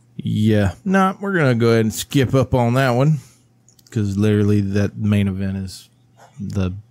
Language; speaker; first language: English; native; English